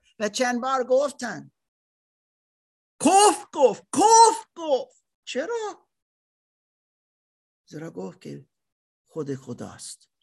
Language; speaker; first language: Persian; non-native, learner; German